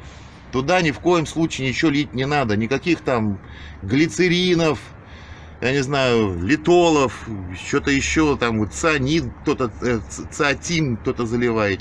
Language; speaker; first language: Russian; native; Russian